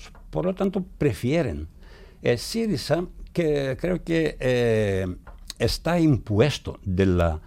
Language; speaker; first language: Spanish; non-native, fluent; Greek